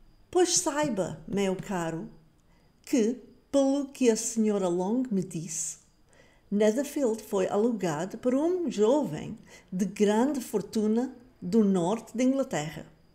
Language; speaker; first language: Portuguese; non-native, fluent; English